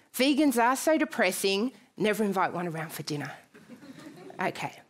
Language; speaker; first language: English; native; English